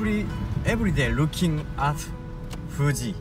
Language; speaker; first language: English; non-native, learner; Japanese